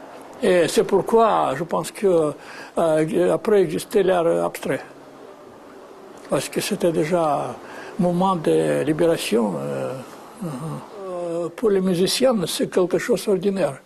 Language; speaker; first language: French; non-native, fluent; Russian